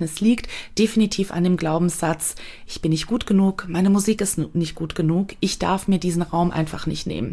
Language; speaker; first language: German; native; German